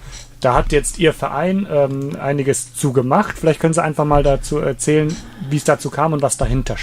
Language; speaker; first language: German; native; German